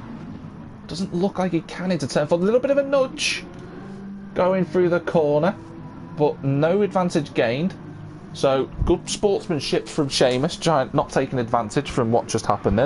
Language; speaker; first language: English; native; English